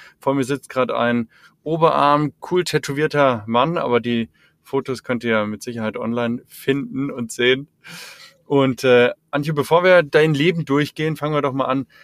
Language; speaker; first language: German; native; German